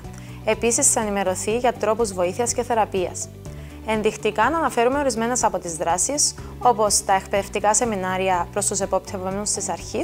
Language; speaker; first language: Greek; native; Greek